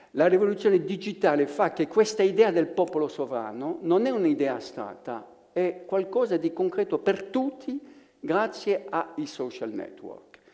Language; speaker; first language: Italian; non-native, fluent; French